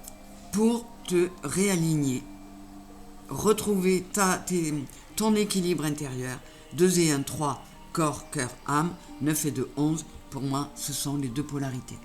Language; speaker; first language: French; native; French